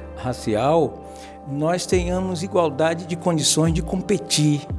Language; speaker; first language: Portuguese; native; Portuguese